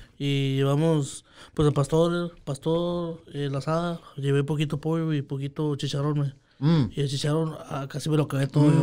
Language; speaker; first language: Spanish; native; Spanish